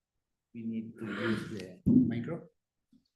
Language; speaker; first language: English; non-native, learner; Spanish